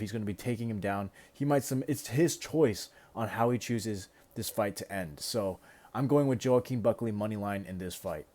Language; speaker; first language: English; native; English